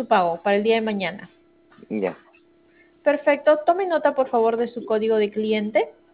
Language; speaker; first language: Spanish; native; Spanish